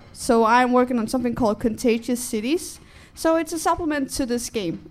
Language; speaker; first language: English; non-native, fluent; Danish